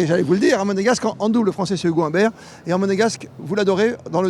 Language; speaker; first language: French; native; French